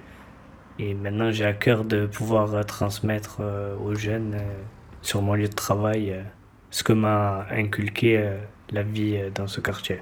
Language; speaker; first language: French; native; French